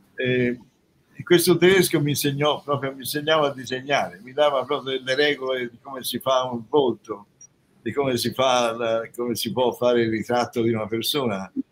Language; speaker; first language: Italian; native; Italian